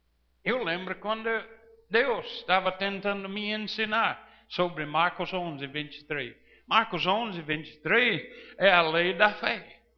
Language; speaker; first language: Portuguese; non-native, fluent; English